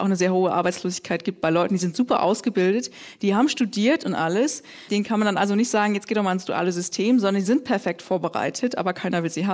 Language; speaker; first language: German; native; German